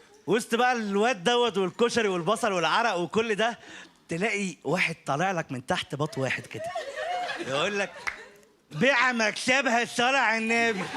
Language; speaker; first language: Arabic; native; Arabic